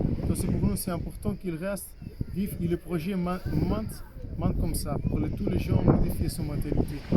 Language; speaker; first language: French; non-native, fluent; Kabuverdianu